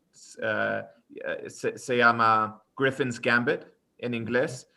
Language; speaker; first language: Spanish; non-native, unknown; English